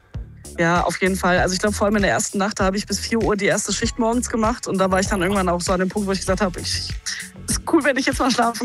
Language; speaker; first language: German; native; German